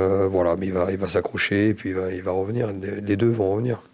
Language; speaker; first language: French; native; French